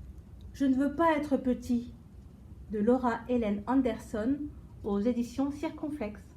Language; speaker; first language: French; native; French